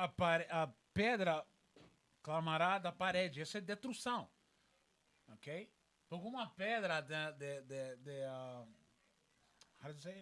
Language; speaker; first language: Portuguese; non-native, learner; Spanish